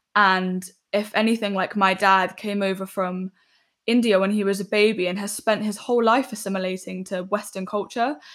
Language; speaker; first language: English; native; English